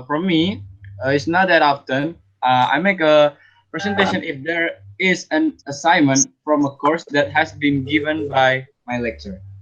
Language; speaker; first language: English; non-native, learner; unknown